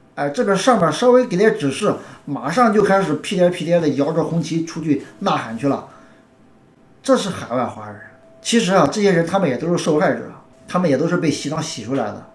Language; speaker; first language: Chinese; native; Chinese